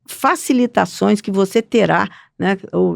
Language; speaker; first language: Portuguese; native; Portuguese